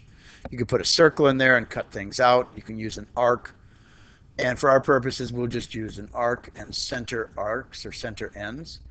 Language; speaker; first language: English; native; English